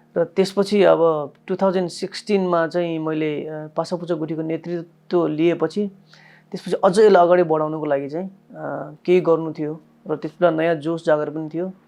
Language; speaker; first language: Nepali; non-native, local second language; Newari